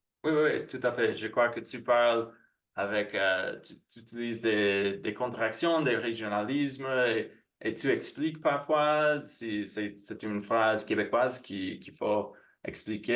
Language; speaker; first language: French; non-native, fluent; English